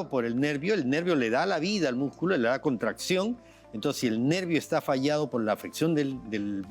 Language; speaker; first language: Spanish; native; Spanish